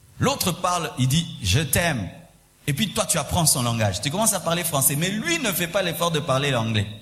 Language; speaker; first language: French; non-native, local second language; Swahili